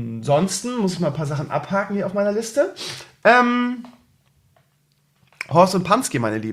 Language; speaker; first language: German; native; German